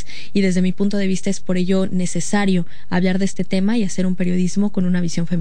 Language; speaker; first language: Spanish; native; Spanish